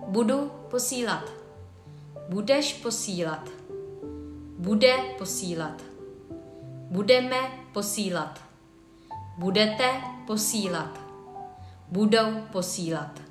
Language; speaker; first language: Czech; non-native, fluent; Vietnamese